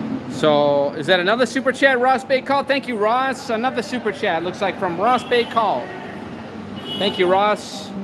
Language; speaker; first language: English; native; English